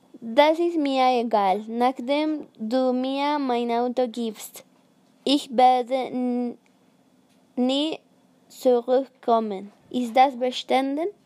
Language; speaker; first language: German; non-native, learner; Spanish